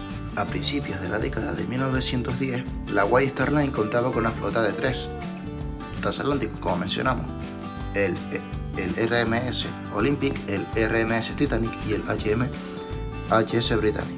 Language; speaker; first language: Spanish; native; Spanish